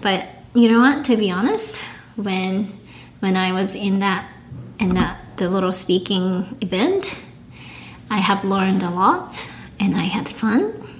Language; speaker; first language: English; non-native, fluent; Japanese